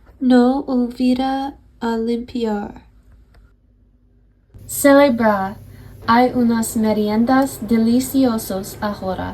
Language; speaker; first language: Spanish; non-native, learner; English